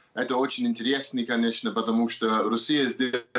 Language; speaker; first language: Russian; non-native, learner; English